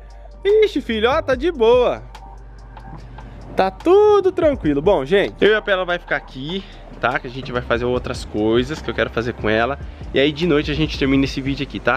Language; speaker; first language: Portuguese; native; Portuguese